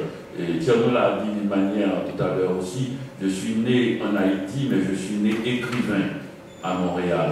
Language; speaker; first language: French; non-native, local second language; Haitian Creole